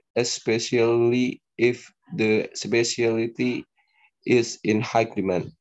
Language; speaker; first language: English; non-native, learner; Indonesian